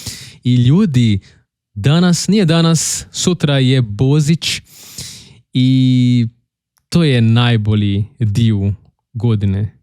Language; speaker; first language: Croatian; non-native, learner; Portuguese